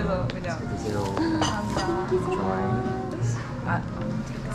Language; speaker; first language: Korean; early bilingual, heritage; Korean